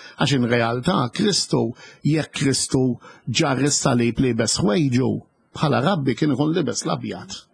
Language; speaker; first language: Maltese; native; Maltese